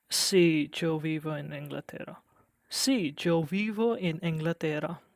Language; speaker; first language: Spanish; non-native, learner; English